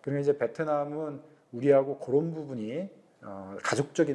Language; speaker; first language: Korean; native; Korean